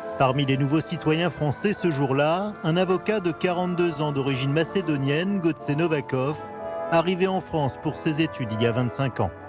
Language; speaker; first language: French; native; French